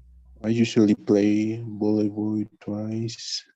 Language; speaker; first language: English; non-native, learner; Spanish